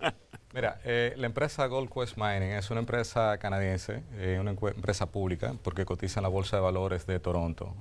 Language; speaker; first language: Spanish; native; Spanish